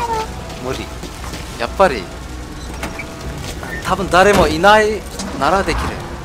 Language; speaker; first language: Japanese; non-native, learner; German